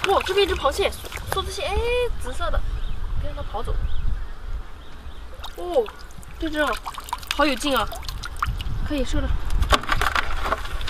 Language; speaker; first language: Chinese; native; Chinese